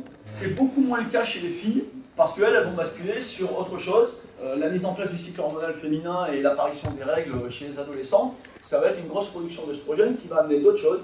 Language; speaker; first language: French; native; French